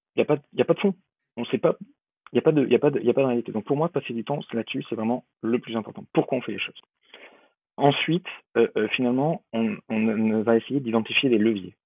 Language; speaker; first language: French; native; French